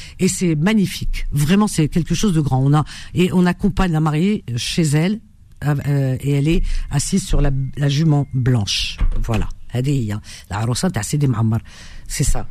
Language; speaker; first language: French; early bilingual, other home language; Arabic